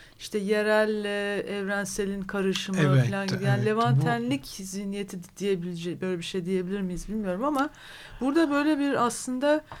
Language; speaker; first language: Turkish; native; Turkish